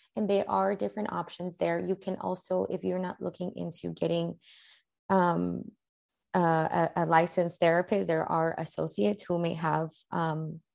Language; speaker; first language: English; early bilingual, other home language; Spanish